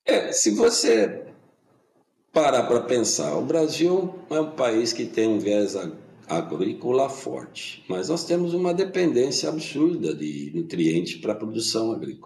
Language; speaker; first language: Portuguese; native; Portuguese